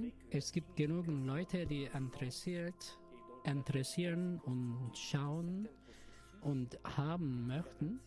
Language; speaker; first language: German; non-native, learner; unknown